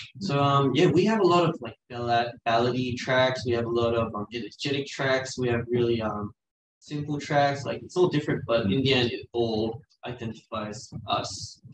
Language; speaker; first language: English; early bilingual, other home language; Korean